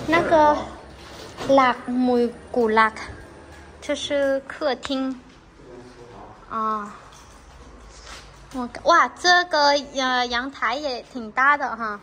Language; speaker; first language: Chinese; non-native, fluent; Vietnamese